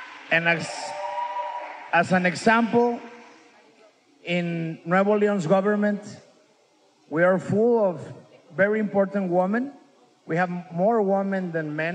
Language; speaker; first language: English; non-native, fluent; Spanish